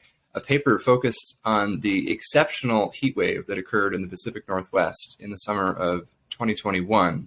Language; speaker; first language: English; native; English